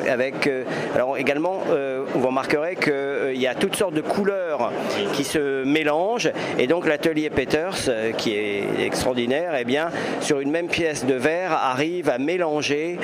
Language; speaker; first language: French; native; French